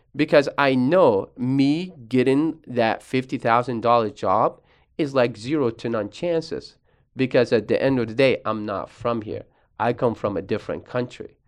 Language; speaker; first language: English; early bilingual, other home language; Arabic